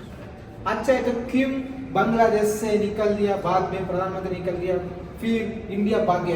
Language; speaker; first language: Hindi; non-native, local second language; Telugu